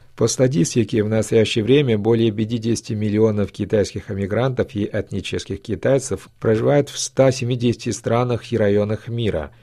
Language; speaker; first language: Russian; non-native, fluent; Chinese